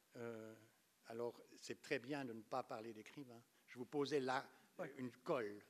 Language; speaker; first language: French; native; French